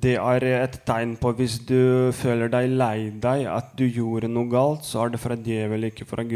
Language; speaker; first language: Norwegian; non-native, fluent; Lithuanian